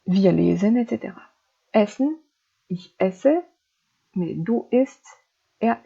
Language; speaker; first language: German; non-native, fluent; French